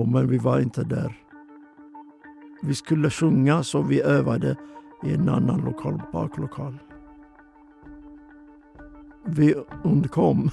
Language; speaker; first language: Swedish; non-native, fluent; Oromo